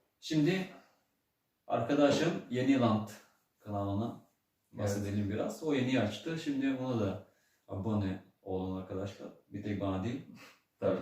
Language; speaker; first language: Turkish; early bilingual, heritage; Turkish